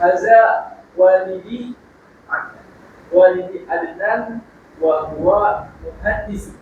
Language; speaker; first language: Arabic; non-native, learner; Indonesian